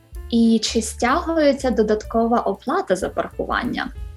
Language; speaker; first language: Ukrainian; native; Ukrainian